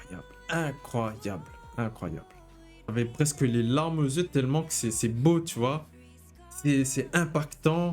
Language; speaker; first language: French; native; French